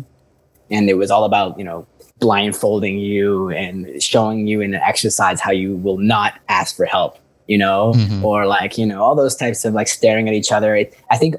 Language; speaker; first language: English; native; English